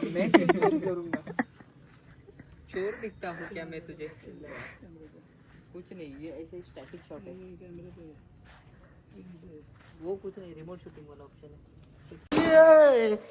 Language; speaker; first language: Hindi; non-native, local second language; Marathi